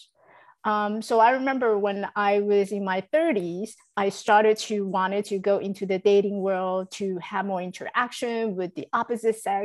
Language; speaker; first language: English; non-native, fluent; Chinese